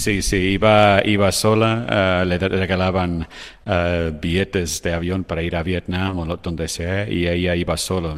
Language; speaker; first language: Spanish; non-native, fluent; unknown